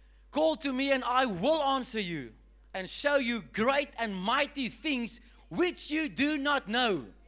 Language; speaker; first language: English; non-native, local second language; Afrikaans